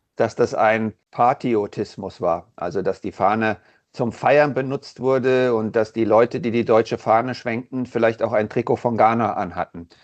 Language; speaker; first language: German; native; German